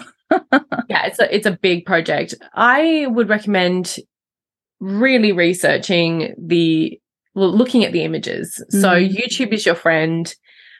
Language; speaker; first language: English; native; English